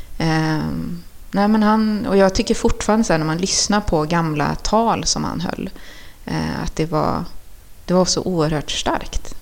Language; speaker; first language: Swedish; early bilingual, other home language; Spanish